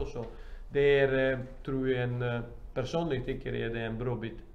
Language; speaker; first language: Swedish; non-native, fluent; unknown